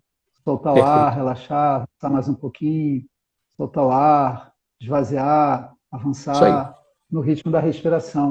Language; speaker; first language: Portuguese; native; Portuguese